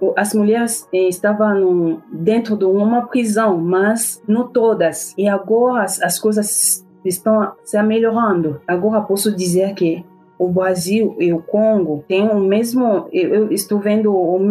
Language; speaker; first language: Portuguese; non-native, fluent; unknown